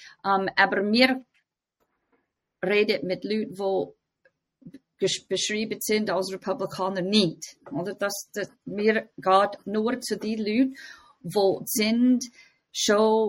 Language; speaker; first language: German; non-native, fluent; English